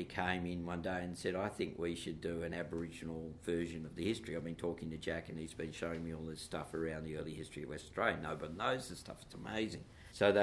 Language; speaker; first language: English; native; English